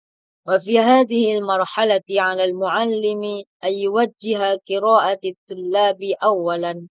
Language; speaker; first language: Arabic; non-native, learner; Indonesian